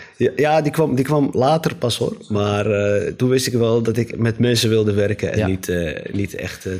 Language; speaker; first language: Dutch; native; Dutch